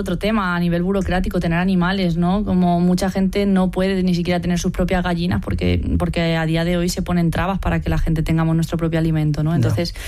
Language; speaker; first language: Spanish; native; Spanish